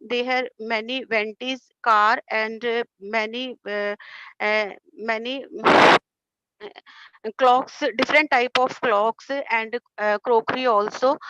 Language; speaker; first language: English; non-native, learner; Hindi